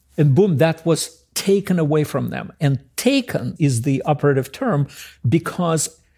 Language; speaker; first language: English; early bilingual, other home language; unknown